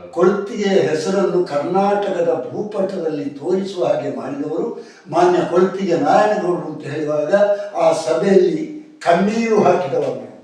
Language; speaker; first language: Kannada; non-native, local second language; Tulu